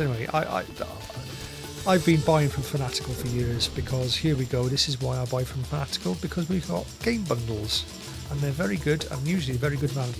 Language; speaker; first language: English; native; English